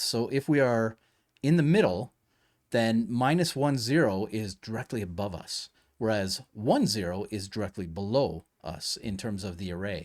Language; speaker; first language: English; native; English